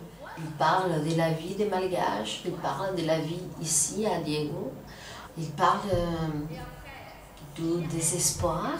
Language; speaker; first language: French; non-native, fluent; Spanish